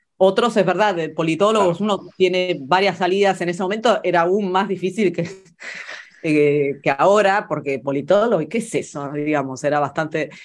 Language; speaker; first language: Spanish; early bilingual, other home language; Italian